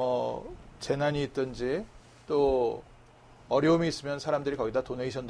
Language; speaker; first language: Korean; native; Korean